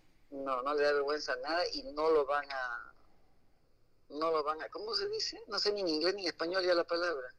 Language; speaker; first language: Spanish; native; Spanish